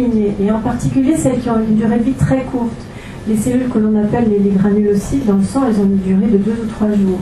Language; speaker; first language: French; native; French